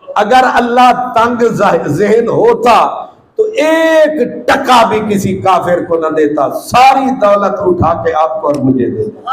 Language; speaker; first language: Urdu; non-native, local second language; Punjabi